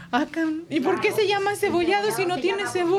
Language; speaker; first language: Spanish; native; Spanish